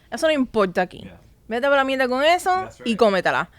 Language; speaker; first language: Spanish; early bilingual, heritage; Spanish